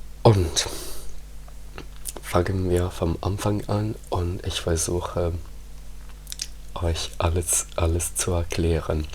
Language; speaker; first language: German; non-native, fluent; Italian